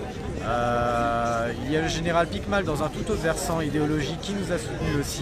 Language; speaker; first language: French; native; French